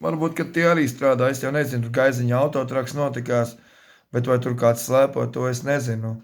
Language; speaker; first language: Latvian; native; Latvian